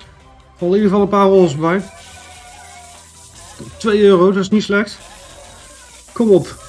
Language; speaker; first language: Dutch; native; Dutch